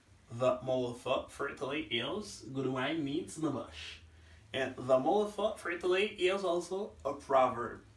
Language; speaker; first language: English; non-native, fluent; Haitian Creole